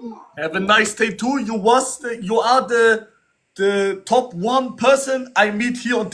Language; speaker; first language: English; non-native, learner; German